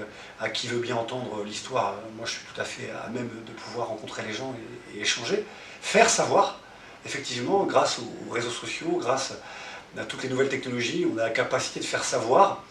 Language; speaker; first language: French; native; French